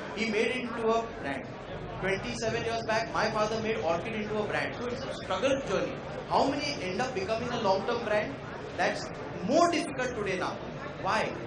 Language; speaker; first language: English; non-native, local second language; Konkani